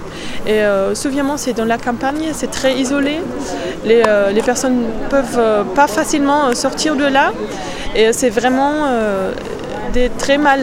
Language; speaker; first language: French; non-native, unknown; German